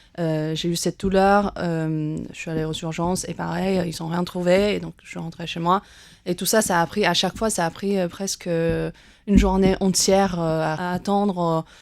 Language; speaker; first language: French; non-native, fluent; Chinese